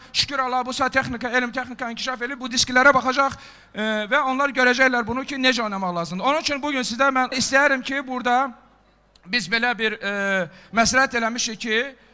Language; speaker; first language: Azerbaijani; non-native, local second language; Avaric